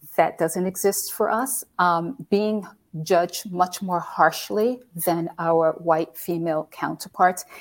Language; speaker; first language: English; native; English